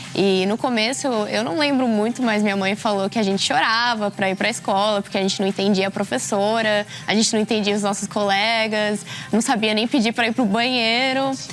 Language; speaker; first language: Portuguese; early bilingual, heritage; Portuguese